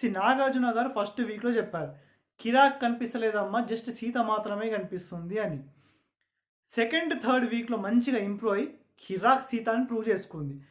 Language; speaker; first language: Telugu; non-native, local second language; Urdu